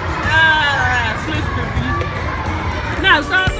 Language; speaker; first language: Dutch; native; Dutch